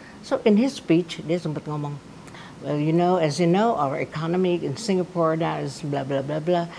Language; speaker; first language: English; non-native, fluent; Indonesian